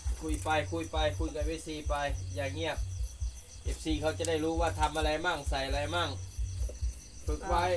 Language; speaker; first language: Thai; native; Thai